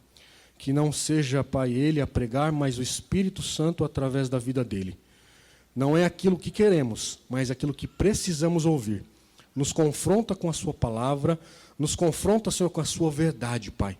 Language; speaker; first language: Portuguese; native; Portuguese